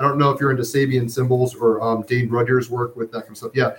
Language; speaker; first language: English; native; English